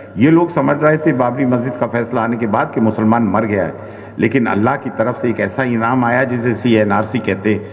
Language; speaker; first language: Urdu; native; Urdu